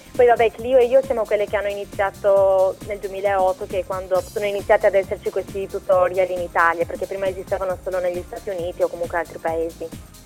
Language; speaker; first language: Italian; early bilingual, other home language; Albanian